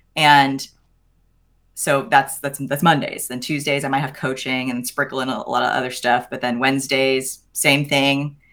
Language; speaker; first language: English; native; English